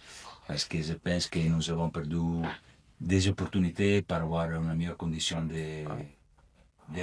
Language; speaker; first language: French; non-native, learner; Italian